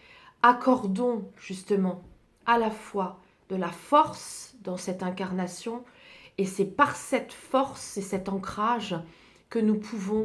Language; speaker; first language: French; native; French